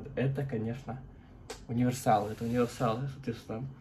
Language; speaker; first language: Russian; native; Russian